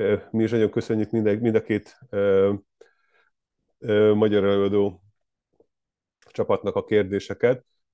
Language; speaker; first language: Hungarian; native; Hungarian